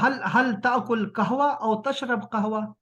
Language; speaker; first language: Arabic; non-native, fluent; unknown